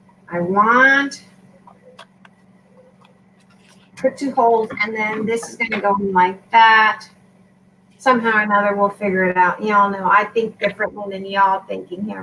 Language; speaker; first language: English; non-native, fluent; Spanish